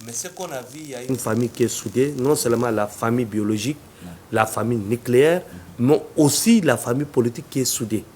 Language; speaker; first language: French; non-native, local second language; Arabic